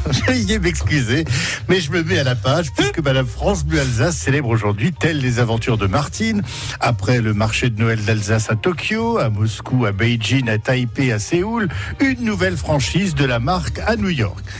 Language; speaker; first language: French; native; French